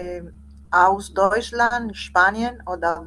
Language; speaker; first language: German; non-native, learner; Spanish